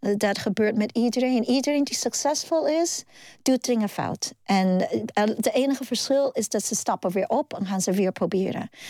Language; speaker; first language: Dutch; non-native, fluent; Cantonese